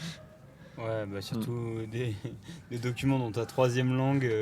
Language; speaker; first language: French; native; French